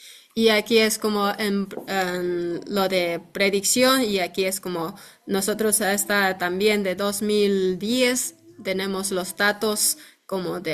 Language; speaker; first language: Spanish; non-native, fluent; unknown